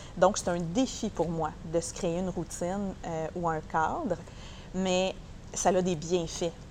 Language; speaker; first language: French; native; French